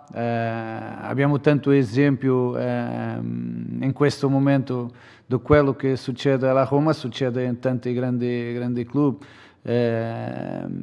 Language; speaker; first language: Italian; non-native, fluent; Portuguese